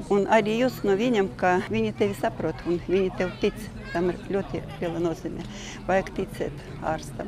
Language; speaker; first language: Latvian; non-native, local second language; Russian